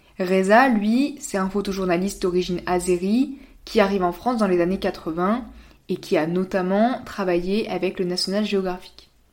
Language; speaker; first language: French; native; French